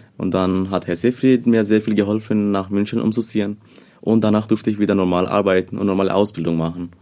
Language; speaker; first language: German; non-native, fluent; Bangla